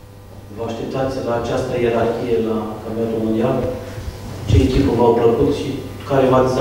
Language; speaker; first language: Romanian; native; Romanian